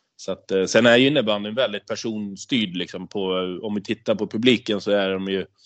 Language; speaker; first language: Swedish; native; Swedish